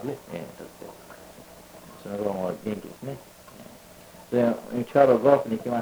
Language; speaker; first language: Japanese; native; Japanese